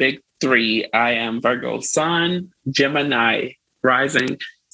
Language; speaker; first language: English; native; English